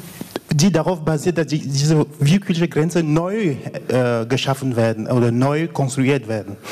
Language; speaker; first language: German; non-native, fluent; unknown